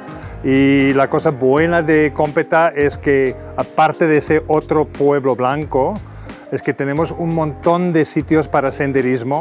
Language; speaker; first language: Spanish; non-native, fluent; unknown